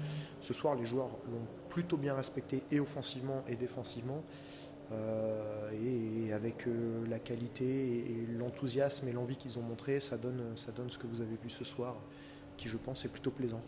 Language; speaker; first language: French; native; French